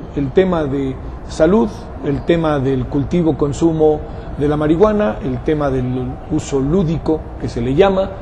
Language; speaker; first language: Spanish; native; Spanish